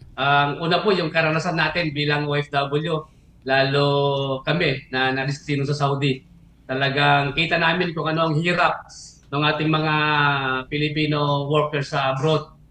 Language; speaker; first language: Filipino; non-native, local second language; Bikol